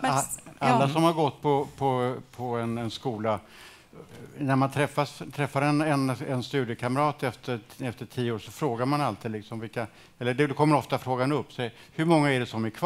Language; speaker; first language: Swedish; native; Swedish